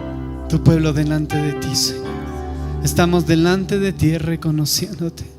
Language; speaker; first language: Spanish; native; Spanish